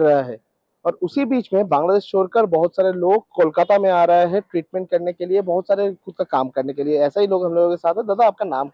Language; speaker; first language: Hindi; non-native, local second language; Bangla